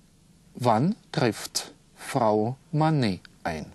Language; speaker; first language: German; non-native, fluent; Russian